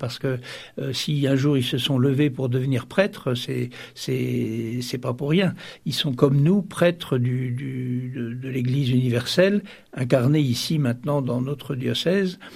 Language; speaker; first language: French; native; French